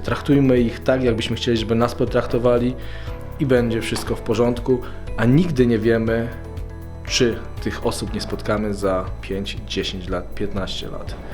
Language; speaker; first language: Polish; native; Polish